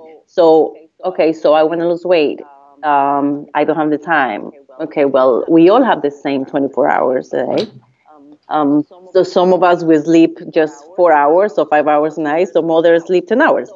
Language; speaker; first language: English; non-native, fluent; Spanish